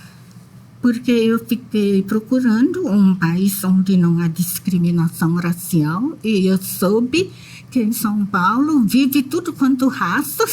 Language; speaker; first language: Portuguese; non-native, fluent; Indonesian